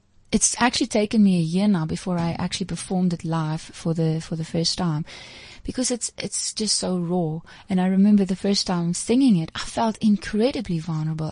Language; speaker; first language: English; non-native, local second language; Afrikaans